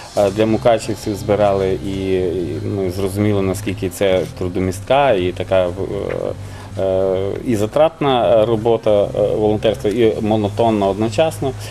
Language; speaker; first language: Ukrainian; native; Ukrainian